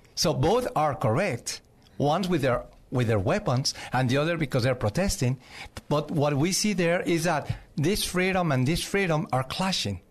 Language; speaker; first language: English; non-native, fluent; Spanish